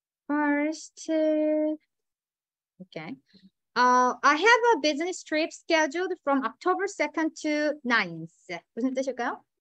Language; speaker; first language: English; non-native, fluent; Korean